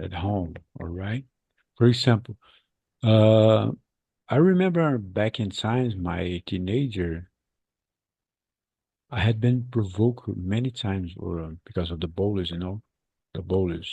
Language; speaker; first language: English; non-native, fluent; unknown